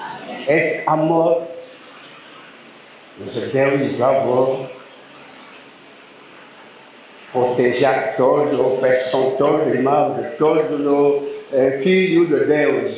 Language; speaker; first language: Portuguese; non-native, learner; Lingala